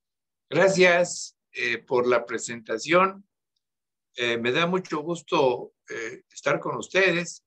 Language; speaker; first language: Spanish; native; Spanish